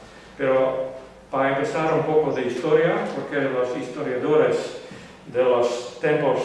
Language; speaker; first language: Spanish; non-native, learner; Western Frisian